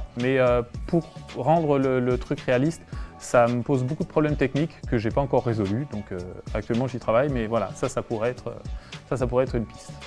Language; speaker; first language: French; native; French